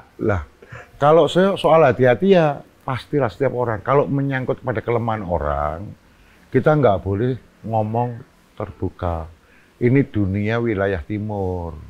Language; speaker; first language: Indonesian; non-native, local second language; Javanese